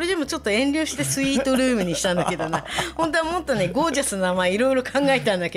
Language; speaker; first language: Japanese; native; Japanese